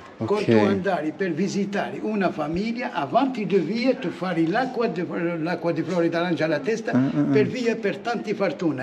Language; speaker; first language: Italian; non-native, learner; Arabic